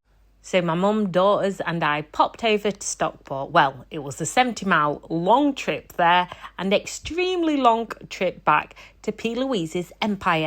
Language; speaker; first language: English; native; English